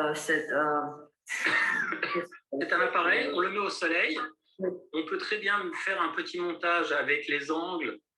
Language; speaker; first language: French; native; French